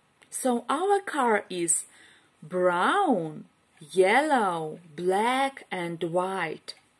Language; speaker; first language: English; non-native, fluent; Ukrainian